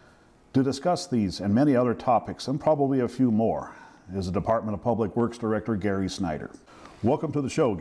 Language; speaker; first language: English; native; English